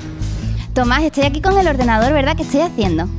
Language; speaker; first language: Spanish; native; Spanish